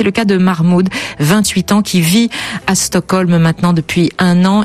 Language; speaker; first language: French; native; French